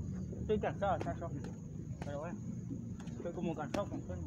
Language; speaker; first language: Spanish; native; Spanish